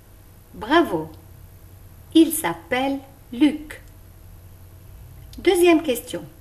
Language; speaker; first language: French; non-native, local second language; Arabic